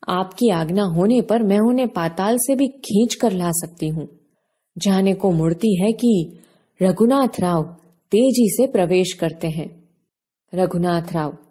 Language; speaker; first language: Hindi; non-native, local second language; Gujarati